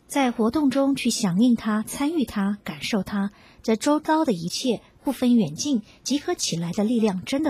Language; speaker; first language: Chinese; native; Chinese